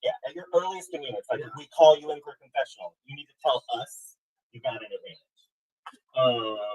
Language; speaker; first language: English; native; English